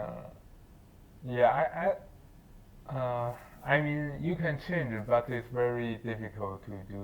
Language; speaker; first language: English; non-native, learner; Chinese